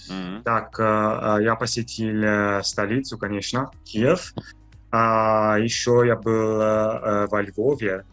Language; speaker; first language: Russian; non-native, fluent; Italian